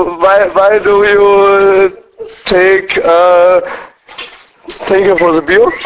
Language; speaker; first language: English; non-native, learner; German